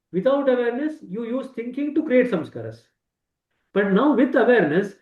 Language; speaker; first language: English; non-native, local second language; Kannada